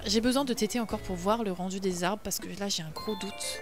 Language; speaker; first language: French; native; French